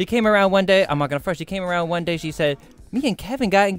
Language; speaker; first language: English; native; English